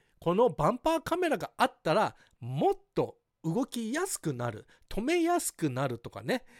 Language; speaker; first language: Japanese; early bilingual, heritage; Japanese